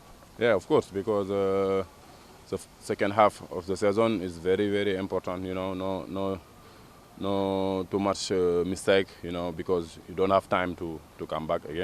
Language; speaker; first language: English; non-native, fluent; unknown